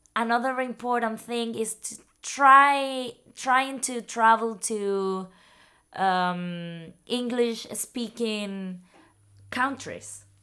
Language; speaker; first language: English; non-native, fluent; Spanish